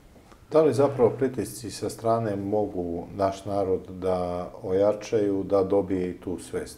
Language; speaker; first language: Serbian; native; Serbian